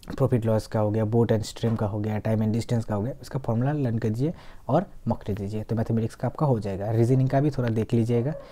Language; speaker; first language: Hindi; non-native, local second language; Bangla